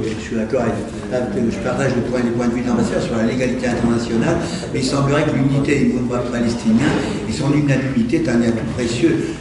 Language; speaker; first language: French; native; French